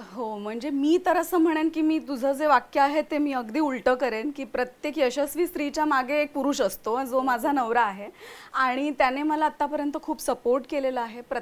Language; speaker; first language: Marathi; native; Marathi